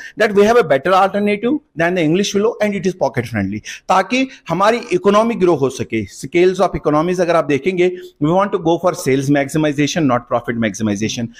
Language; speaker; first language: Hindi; non-native, local second language; Kashmiri